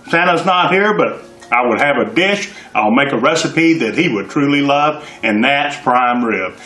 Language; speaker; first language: English; native; English